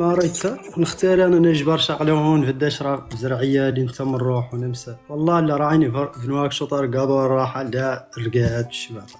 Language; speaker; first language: Arabic; native; Arabic